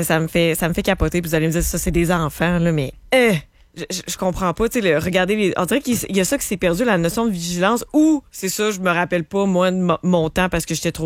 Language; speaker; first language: French; native; French